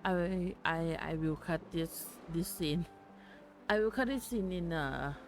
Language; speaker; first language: English; non-native, learner; Thai